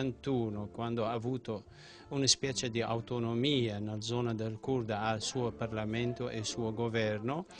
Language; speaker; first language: Italian; non-native, fluent; Central Kurdish